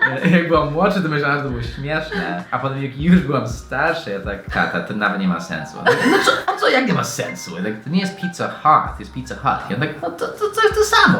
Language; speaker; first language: Polish; non-native, fluent; English